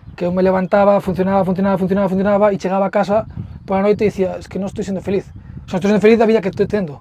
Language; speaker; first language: Galician; early bilingual, heritage; Spanish